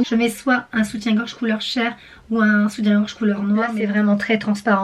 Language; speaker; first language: French; native; French